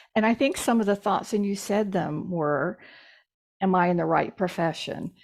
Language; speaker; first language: English; native; English